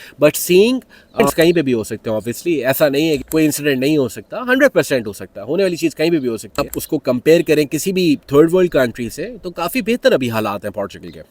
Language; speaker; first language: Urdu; native; Urdu